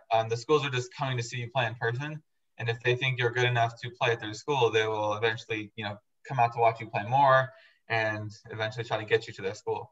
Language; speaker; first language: English; native; English